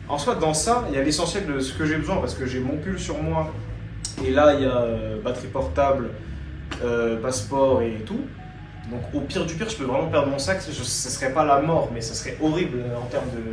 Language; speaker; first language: French; native; French